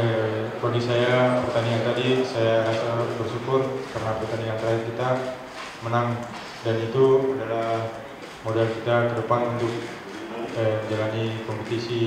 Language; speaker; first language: Indonesian; native; Indonesian